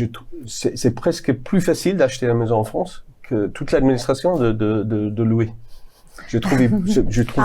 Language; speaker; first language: French; non-native, fluent; English